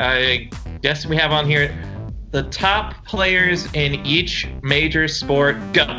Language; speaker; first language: English; native; English